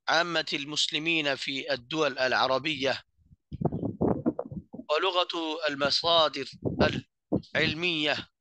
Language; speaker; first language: Arabic; non-native, fluent; Bangla